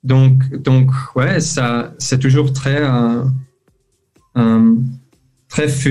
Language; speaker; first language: French; non-native, local second language; Dutch